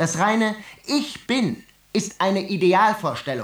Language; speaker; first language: German; native; German